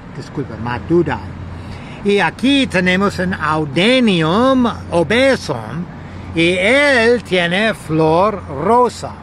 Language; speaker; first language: Spanish; non-native, learner; English